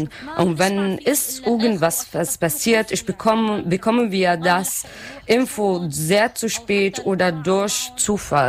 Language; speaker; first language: German; non-native, learner; Arabic